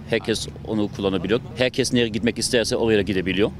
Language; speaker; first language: Turkish; non-native, learner; German